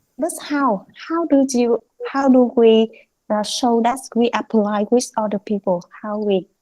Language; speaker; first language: English; non-native, fluent; Vietnamese